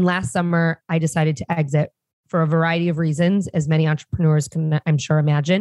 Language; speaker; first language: English; native; English